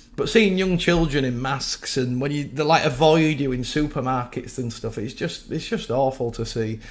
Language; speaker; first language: English; native; English